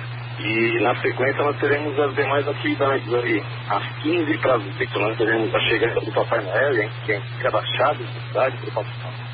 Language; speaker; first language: Portuguese; native; Portuguese